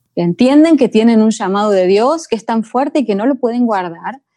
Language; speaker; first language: Spanish; native; Spanish